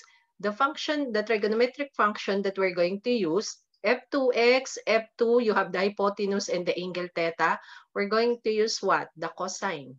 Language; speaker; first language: English; non-native, local second language; Filipino